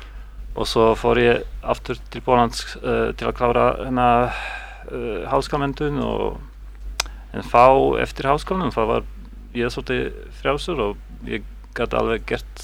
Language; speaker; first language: Icelandic; non-native, learner; Polish